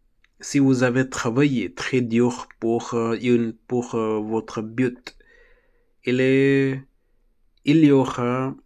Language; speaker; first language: French; non-native, learner; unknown